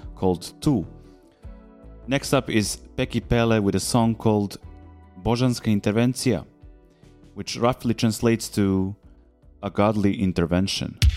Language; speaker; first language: English; non-native, fluent; Serbian